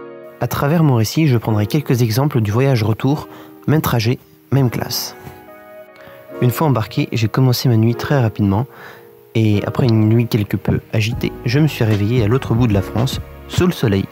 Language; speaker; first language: French; native; French